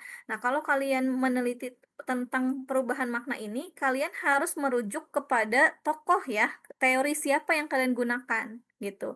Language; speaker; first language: Indonesian; native; Indonesian